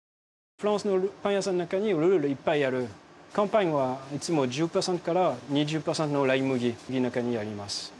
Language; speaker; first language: Japanese; non-native, learner; French